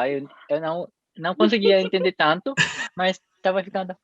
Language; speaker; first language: Portuguese; non-native, fluent; Japanese